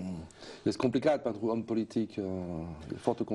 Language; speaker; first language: Romanian; non-native, learner; French